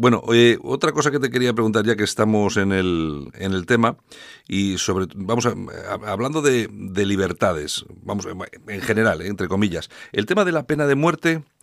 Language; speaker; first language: Spanish; native; Spanish